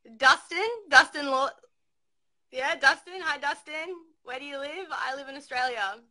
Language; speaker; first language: English; native; English